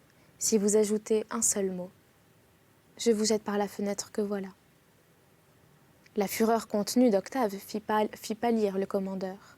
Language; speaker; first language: French; native; French